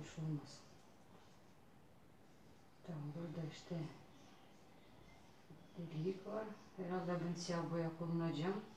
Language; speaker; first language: Turkish; non-native, learner; Russian